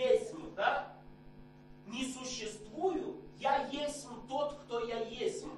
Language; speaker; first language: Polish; non-native, learner; Russian